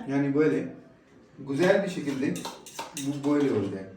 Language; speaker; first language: Turkish; native; Turkish